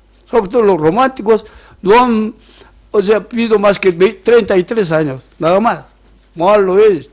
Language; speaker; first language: Spanish; non-native, fluent; Korean